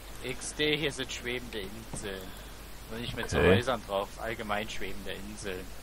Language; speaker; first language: German; native; German